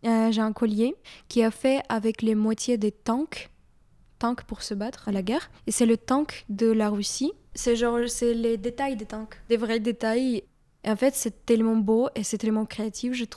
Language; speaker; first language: French; non-native, fluent; Ukrainian